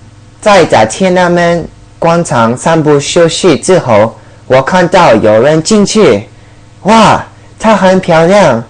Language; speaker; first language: Chinese; non-native, learner; English